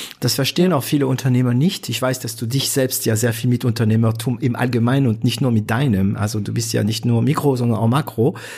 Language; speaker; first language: German; non-native, fluent; French